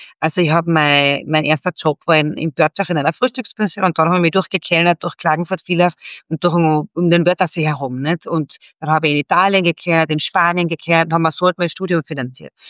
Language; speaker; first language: German; native; German